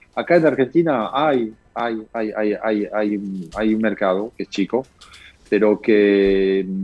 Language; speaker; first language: Spanish; non-native, fluent; French